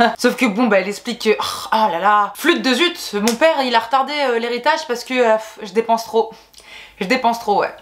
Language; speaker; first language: French; native; French